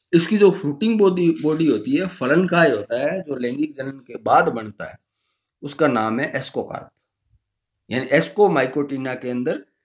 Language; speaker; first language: Hindi; native; Hindi